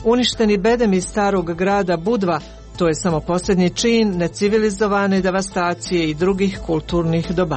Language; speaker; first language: Croatian; native; Croatian